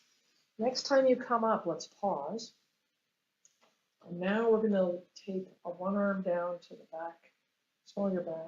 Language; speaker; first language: English; native; English